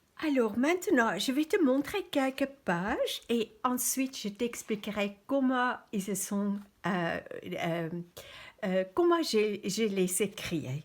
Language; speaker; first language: French; non-native, fluent; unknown